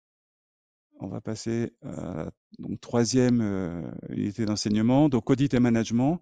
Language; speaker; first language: French; native; French